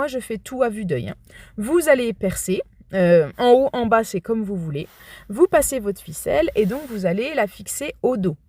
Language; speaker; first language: French; native; French